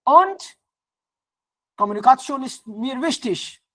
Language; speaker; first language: German; non-native, learner; Hindi